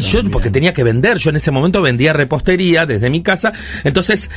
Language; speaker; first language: Spanish; native; Spanish